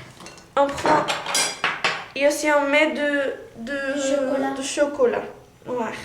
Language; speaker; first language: French; non-native, learner; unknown